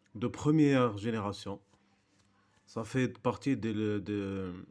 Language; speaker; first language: French; non-native, local second language; Arabic